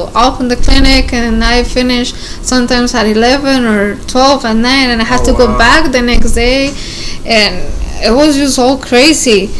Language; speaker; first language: English; non-native, learner; Spanish